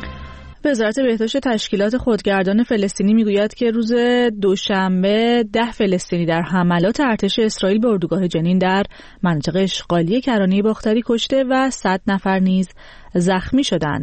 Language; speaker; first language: Persian; native; Persian